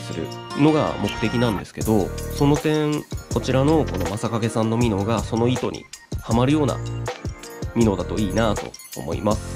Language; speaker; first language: Japanese; native; Japanese